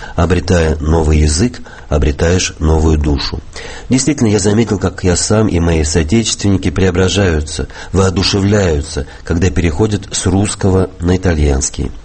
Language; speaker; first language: Russian; native; Russian